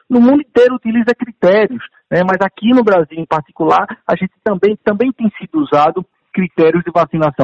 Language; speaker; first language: Portuguese; native; Portuguese